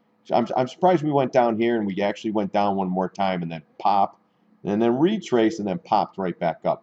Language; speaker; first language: English; native; English